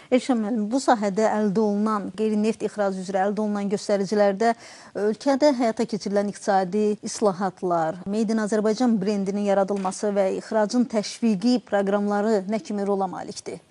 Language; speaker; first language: Azerbaijani; native; Azerbaijani